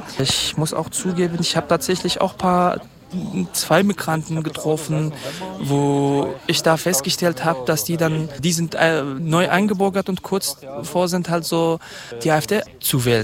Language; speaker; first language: German; non-native, fluent; Kurdish